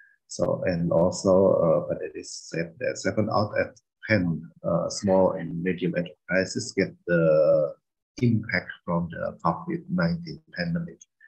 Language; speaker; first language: English; non-native, fluent; Indonesian